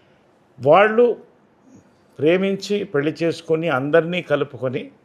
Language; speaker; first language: Telugu; native; Telugu